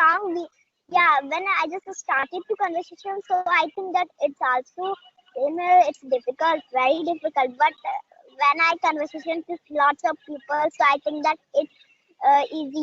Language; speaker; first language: English; non-native, learner; Hindi